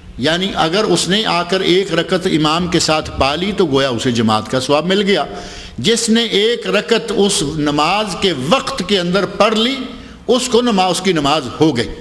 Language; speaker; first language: Urdu; non-native, local second language; Punjabi